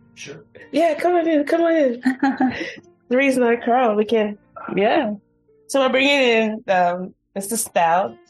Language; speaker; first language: English; non-native, local second language; Yoruba